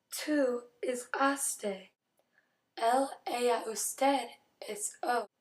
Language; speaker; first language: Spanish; non-native, learner; English